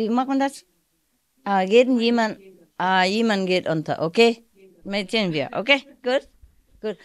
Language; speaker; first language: German; non-native, learner; Vietnamese